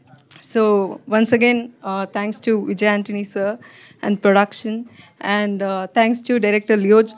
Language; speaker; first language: Telugu; non-native, learner; Tamil